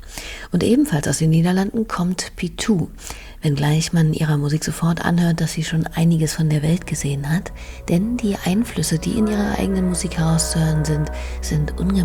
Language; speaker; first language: German; native; German